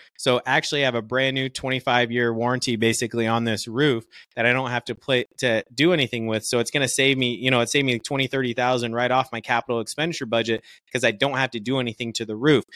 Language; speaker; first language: English; native; English